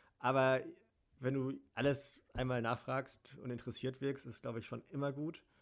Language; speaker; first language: German; native; German